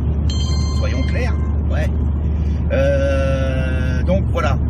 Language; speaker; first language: French; native; French